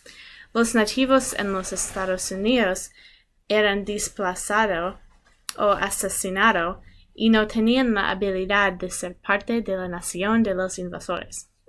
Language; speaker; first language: Spanish; non-native, learner; English